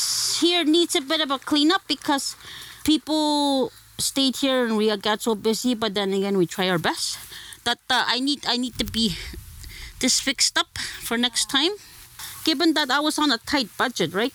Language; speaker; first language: English; non-native, fluent; Cree